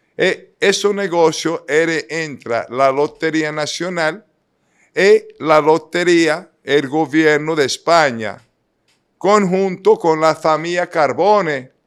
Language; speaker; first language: Spanish; non-native, fluent; Italian